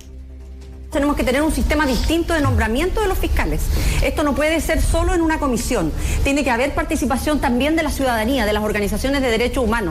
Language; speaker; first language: Spanish; native; Spanish